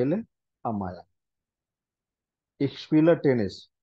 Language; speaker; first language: German; non-native, fluent; Hindi